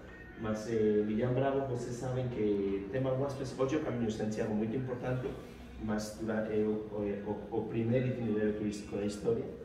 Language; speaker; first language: Portuguese; non-native, fluent; Spanish